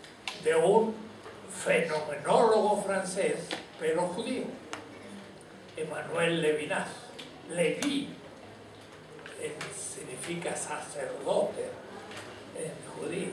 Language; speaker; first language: Spanish; native; Spanish